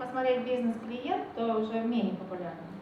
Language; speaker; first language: Russian; native; Russian